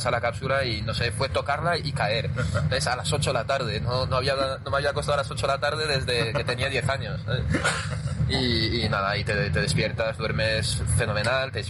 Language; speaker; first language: Spanish; non-native, fluent; French